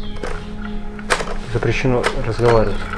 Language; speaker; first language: Russian; native; Russian